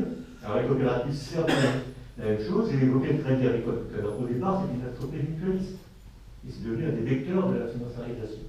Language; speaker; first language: French; native; French